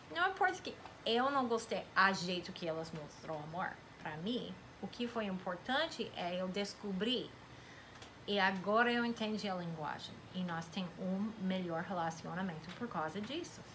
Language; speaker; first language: Portuguese; non-native, fluent; English